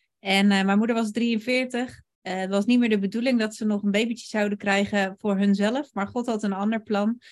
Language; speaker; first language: Dutch; native; Dutch